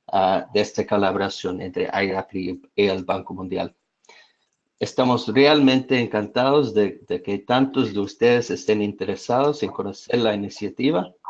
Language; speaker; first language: Spanish; non-native, fluent; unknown